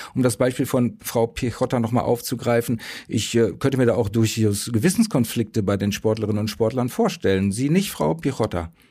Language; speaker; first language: German; native; German